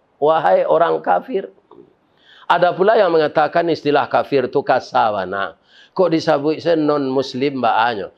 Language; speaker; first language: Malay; non-native, local second language; Minangkabau